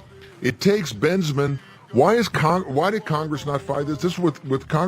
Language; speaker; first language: English; native; English